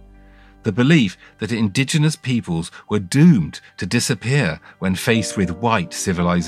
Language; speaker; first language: English; native; English